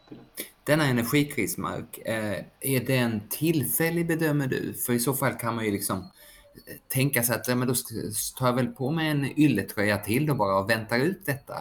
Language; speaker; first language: Swedish; native; Swedish